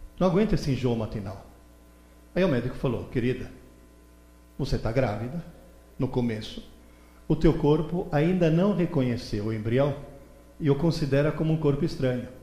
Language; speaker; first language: Portuguese; early bilingual, other home language; Italian